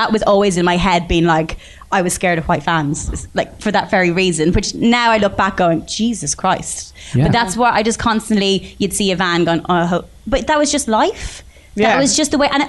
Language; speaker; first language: English; native; English